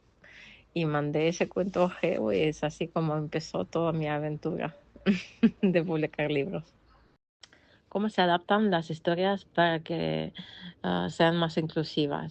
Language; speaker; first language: Spanish; non-native, fluent; Russian